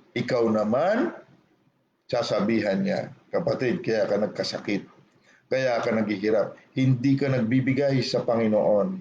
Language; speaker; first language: Filipino; non-native, local second language; Hiligaynon